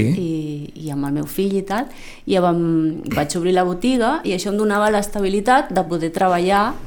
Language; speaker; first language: Catalan; native; Catalan